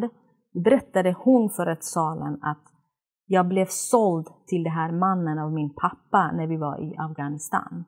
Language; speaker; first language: Swedish; non-native, fluent; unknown